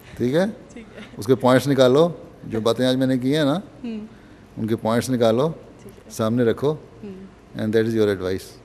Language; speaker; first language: Urdu; native; Urdu